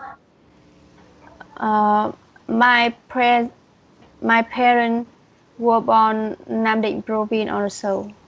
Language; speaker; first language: English; non-native, learner; Vietnamese